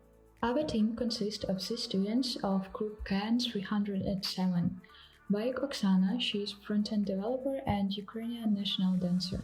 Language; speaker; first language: English; non-native, fluent; Ukrainian